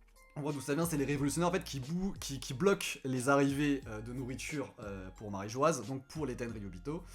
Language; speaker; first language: French; native; French